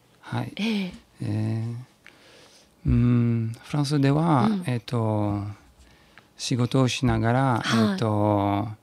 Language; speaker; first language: Japanese; non-native, learner; French